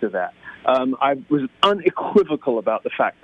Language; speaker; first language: English; native; English